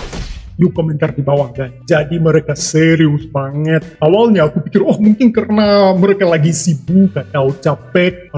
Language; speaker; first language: Indonesian; non-native, fluent; Russian